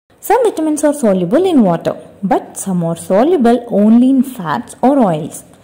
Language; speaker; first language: English; non-native, local second language; Telugu